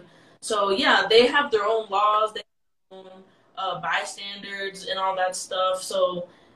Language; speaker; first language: English; native; English